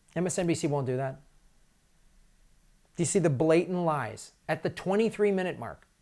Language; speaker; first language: English; native; English